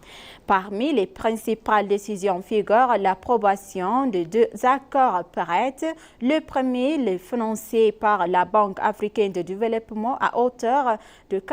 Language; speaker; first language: French; non-native, fluent; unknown